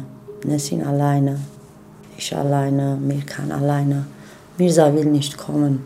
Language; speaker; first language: German; non-native, learner; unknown